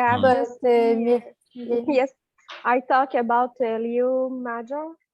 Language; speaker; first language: English; non-native, learner; French